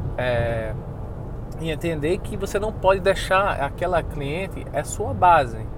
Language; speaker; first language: Portuguese; non-native, fluent; English